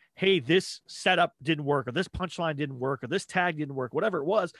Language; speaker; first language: English; native; English